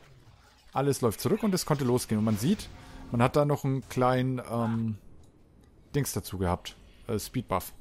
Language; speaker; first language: German; native; German